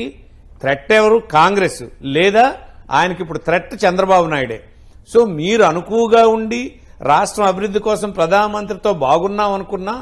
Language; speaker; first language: Telugu; native; Telugu